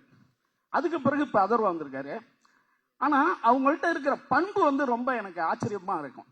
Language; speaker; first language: Tamil; native; Tamil